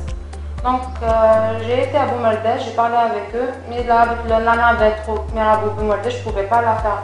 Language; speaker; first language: French; non-native, local second language; Kabyle